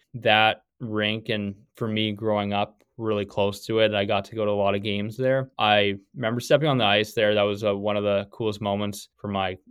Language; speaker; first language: English; native; English